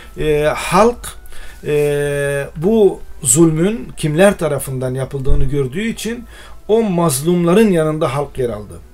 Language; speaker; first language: Turkish; non-native, local second language; Arabic